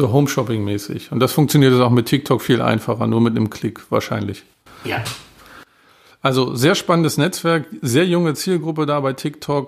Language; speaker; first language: German; native; German